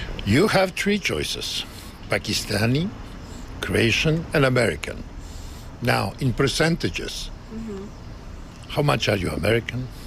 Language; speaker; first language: English; non-native, fluent; Croatian